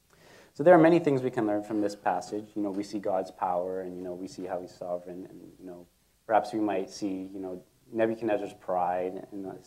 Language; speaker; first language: English; native; English